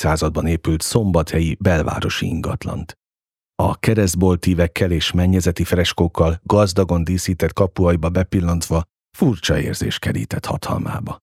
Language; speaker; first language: Hungarian; native; Hungarian